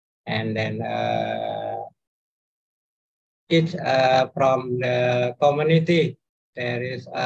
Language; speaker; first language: English; non-native, learner; Indonesian